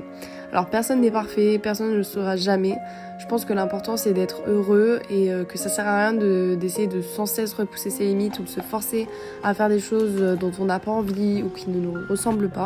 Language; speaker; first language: French; native; French